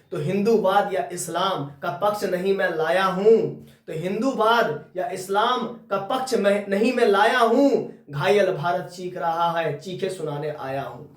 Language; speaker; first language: Hindi; native; Hindi